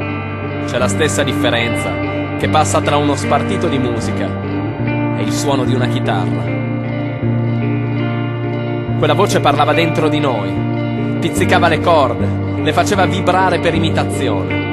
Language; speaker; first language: Italian; native; Italian